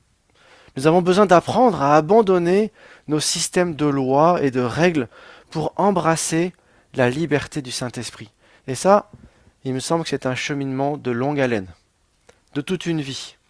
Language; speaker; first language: French; native; French